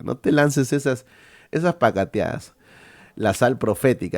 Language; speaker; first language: Spanish; native; Spanish